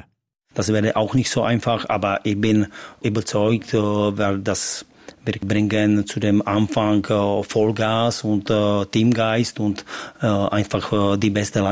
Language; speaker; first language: German; non-native, learner; Czech